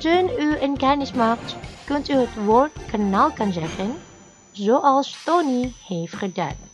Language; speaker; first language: Dutch; non-native, learner; Indonesian